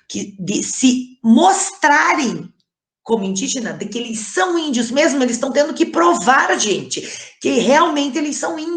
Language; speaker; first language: Portuguese; native; Portuguese